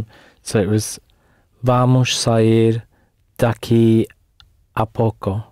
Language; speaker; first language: Portuguese; non-native, learner; English